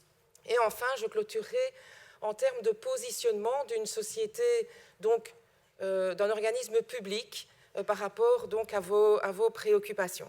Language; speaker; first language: French; native; French